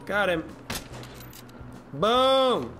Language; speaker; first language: English; native; English